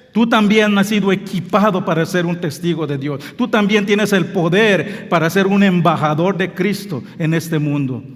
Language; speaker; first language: Spanish; non-native, local second language; English